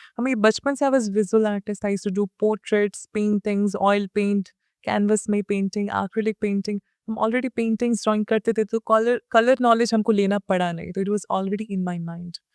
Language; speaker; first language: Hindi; early bilingual, heritage; Hindi